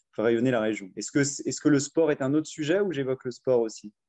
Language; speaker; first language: French; native; French